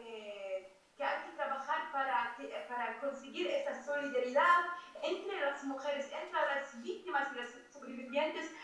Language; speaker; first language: Spanish; non-native, fluent; Arabic